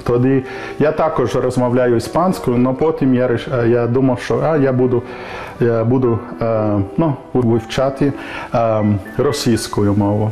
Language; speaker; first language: Ukrainian; non-native, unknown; English